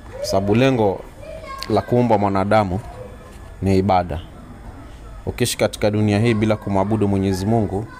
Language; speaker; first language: Swahili; native; Swahili